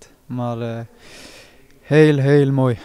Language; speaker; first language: Dutch; non-native, fluent; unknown